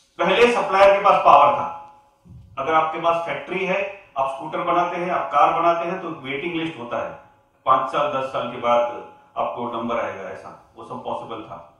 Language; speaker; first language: Hindi; non-native, local second language; Gujarati